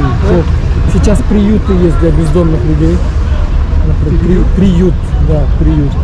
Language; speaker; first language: Russian; non-native, local second language; Tatar